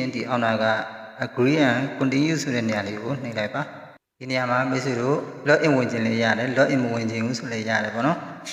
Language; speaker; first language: Burmese; native; Burmese